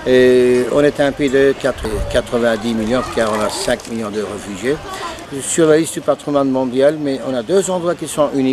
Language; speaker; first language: French; non-native, fluent; Turkish